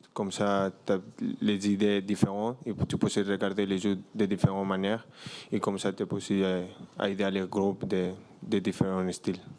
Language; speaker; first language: French; non-native, learner; Spanish